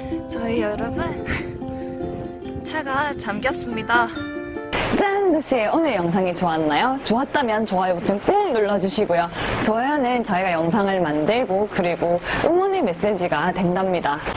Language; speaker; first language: Korean; native; Korean